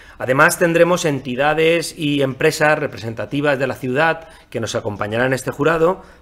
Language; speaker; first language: Spanish; non-native, local second language; Catalan